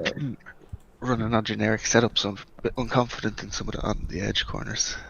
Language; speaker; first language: English; native; English